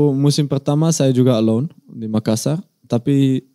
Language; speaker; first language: Indonesian; non-native, fluent; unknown